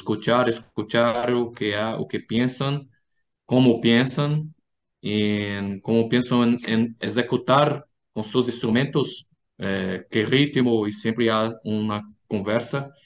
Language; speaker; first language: Spanish; non-native, fluent; Portuguese